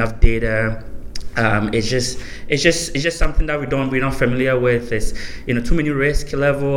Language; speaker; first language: English; non-native, local second language; Akan